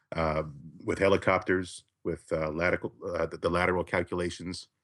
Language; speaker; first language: English; native; English